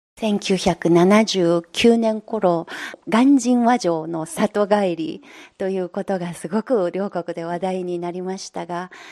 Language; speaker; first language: Japanese; non-native, fluent; Chinese